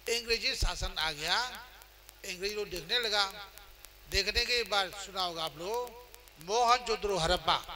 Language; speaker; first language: Hindi; non-native, fluent; Burmese